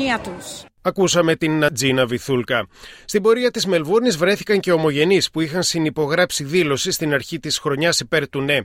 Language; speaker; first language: Greek; native; Greek